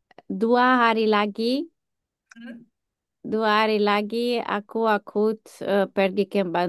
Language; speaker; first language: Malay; non-native, learner; German